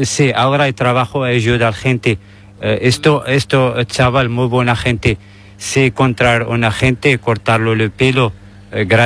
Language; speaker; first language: Spanish; non-native, learner; Arabic